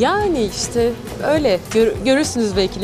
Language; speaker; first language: Turkish; native; Turkish